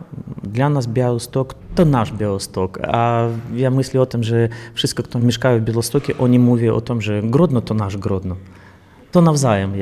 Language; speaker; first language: Polish; non-native, learner; Belarusian